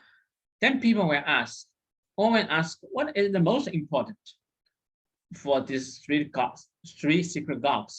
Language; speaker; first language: English; non-native, fluent; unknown